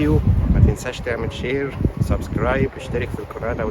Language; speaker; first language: Arabic; native; Arabic